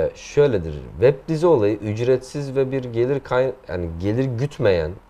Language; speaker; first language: Turkish; native; Turkish